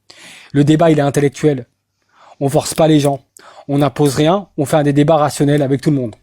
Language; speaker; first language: French; native; French